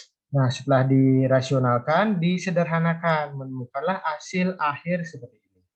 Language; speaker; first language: Indonesian; native; Indonesian